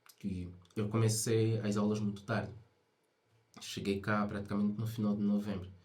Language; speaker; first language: Portuguese; native; Portuguese